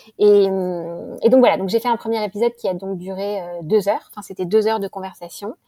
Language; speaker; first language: French; native; French